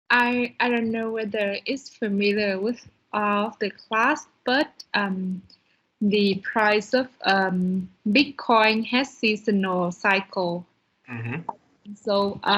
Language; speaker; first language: English; non-native, learner; Vietnamese